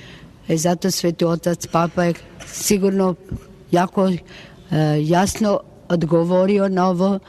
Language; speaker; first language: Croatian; non-native, local second language; Albanian